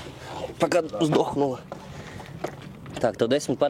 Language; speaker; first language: Russian; non-native, local second language; Latvian